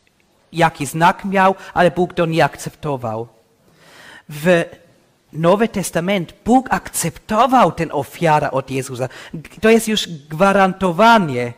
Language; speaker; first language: Polish; non-native, learner; English